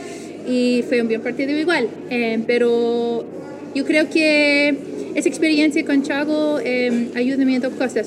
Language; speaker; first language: Spanish; non-native, learner; English